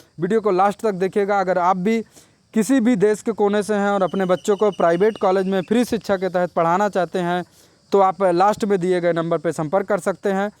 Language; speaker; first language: Hindi; native; Hindi